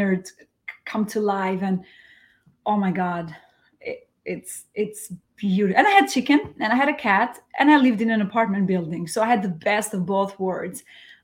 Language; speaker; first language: English; non-native, fluent; Albanian